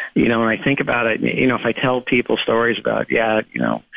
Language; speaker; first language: English; native; English